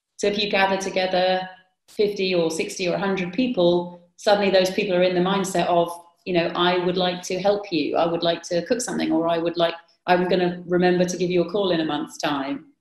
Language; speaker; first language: English; native; English